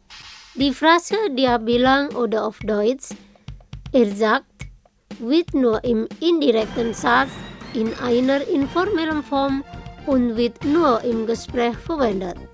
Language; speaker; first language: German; non-native, fluent; Indonesian